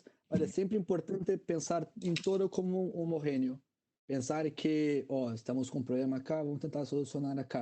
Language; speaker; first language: Spanish; non-native, fluent; Portuguese